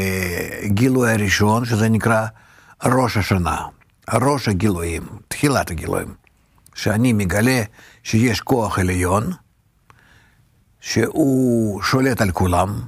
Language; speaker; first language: Hebrew; non-native, fluent; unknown